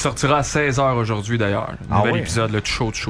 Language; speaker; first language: French; native; French